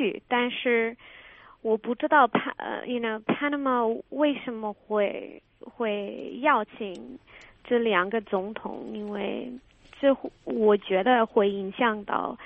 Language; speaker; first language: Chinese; non-native, fluent; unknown